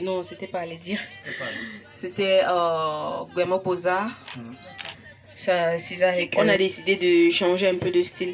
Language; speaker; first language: French; non-native, local second language; English